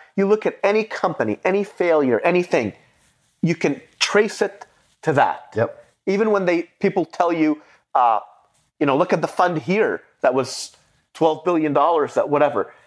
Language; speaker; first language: English; non-native, fluent; Arabic